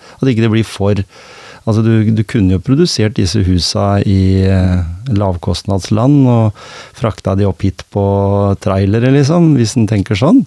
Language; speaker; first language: Norwegian; native; Norwegian